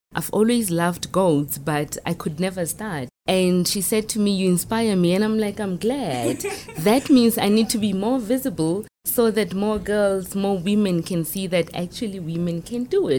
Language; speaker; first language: English; non-native, local second language; Tswana